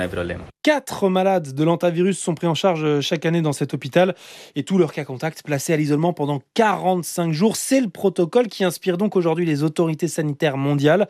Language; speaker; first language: French; native; French